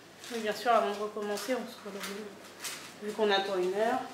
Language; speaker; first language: French; native; French